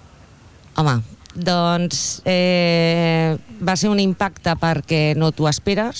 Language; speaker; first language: Catalan; non-native, local second language; Spanish